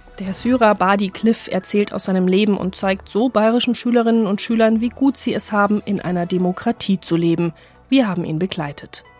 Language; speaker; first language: German; native; German